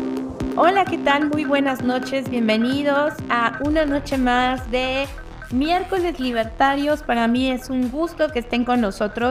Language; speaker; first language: Spanish; native; Spanish